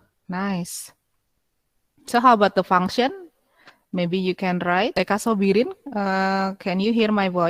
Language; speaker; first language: English; non-native, fluent; Indonesian